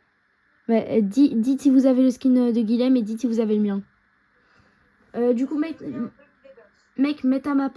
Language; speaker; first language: French; native; French